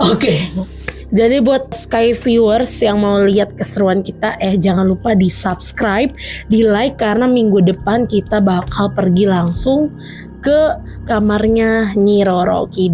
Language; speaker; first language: Indonesian; native; Indonesian